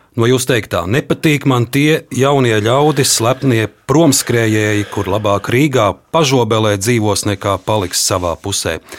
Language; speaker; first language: Latvian; native; Latvian